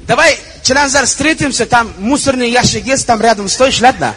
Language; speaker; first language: Russian; non-native, learner; Uzbek